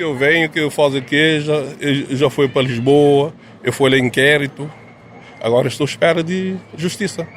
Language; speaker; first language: Portuguese; non-native, local second language; Kabuverdianu